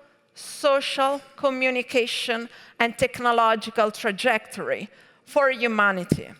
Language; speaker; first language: English; non-native, fluent; Italian